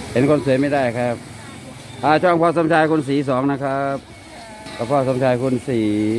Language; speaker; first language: Thai; native; Thai